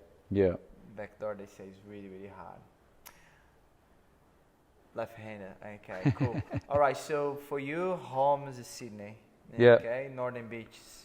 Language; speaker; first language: English; non-native, fluent; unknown